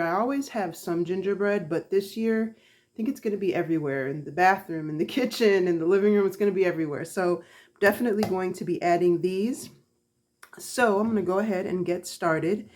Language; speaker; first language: English; native; English